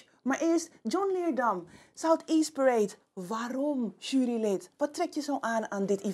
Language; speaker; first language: Dutch; native; Dutch